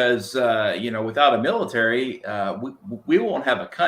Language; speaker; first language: English; native; English